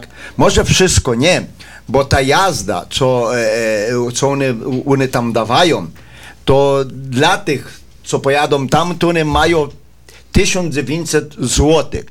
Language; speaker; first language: Polish; early bilingual, heritage; Polish